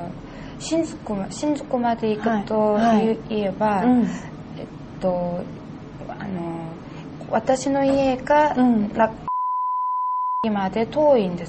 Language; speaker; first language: Japanese; non-native, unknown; Korean